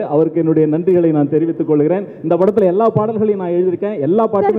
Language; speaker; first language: Tamil; native; Tamil